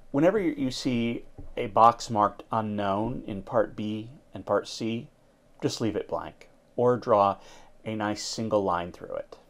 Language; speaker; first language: English; native; English